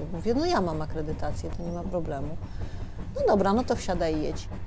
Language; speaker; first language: Polish; native; Polish